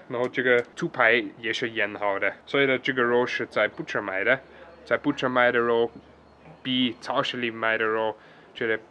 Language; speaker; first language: Chinese; non-native, fluent; German